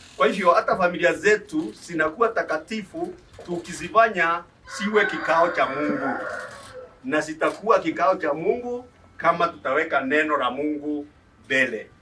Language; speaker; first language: Swahili; non-native, local second language; Embu